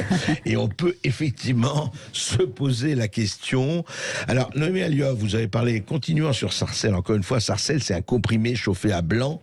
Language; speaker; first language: French; native; French